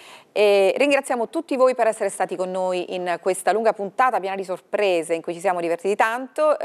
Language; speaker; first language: Italian; native; Italian